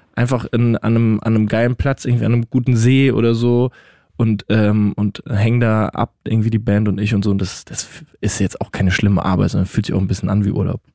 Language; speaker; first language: German; native; German